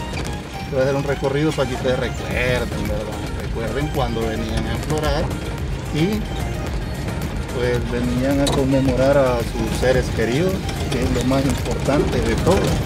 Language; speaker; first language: Spanish; native; Spanish